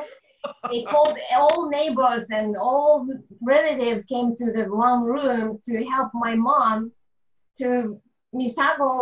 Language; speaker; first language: English; non-native, learner; Japanese